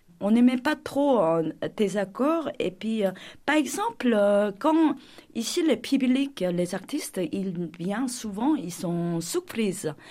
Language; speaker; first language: French; non-native, fluent; Korean